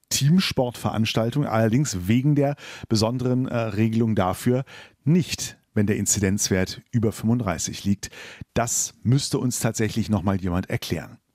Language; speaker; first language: German; native; German